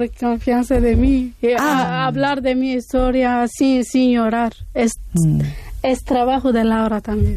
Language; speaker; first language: Spanish; non-native, learner; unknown